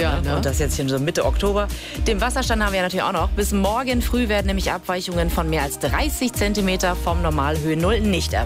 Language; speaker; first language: German; native; German